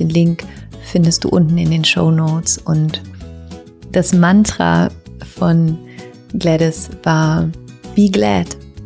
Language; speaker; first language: German; native; German